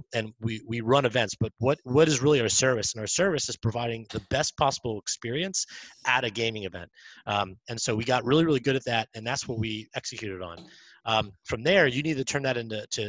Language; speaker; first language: English; native; English